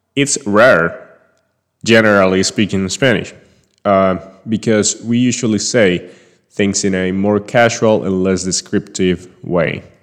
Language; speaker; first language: English; non-native, fluent; Spanish